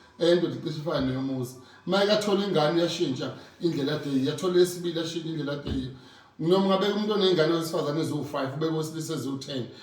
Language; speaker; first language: Zulu; native; Zulu